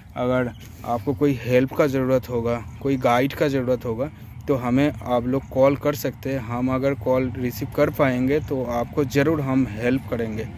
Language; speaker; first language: Hindi; non-native, local second language; Bangla